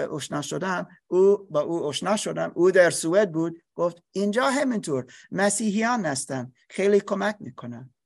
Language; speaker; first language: Persian; non-native, learner; English